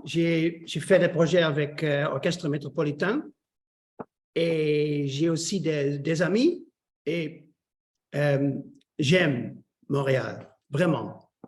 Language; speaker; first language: French; non-native, learner; Dutch